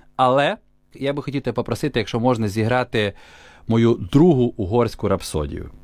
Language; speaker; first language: Ukrainian; native; Ukrainian